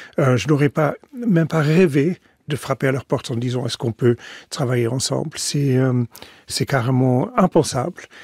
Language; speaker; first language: French; non-native, fluent; Dutch